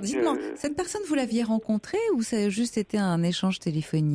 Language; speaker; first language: French; native; French